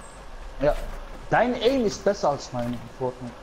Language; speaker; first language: German; non-native, learner; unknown